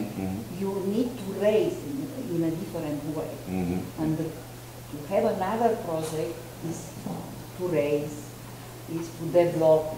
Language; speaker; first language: English; non-native, fluent; Romanian